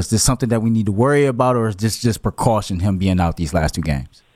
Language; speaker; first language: English; native; English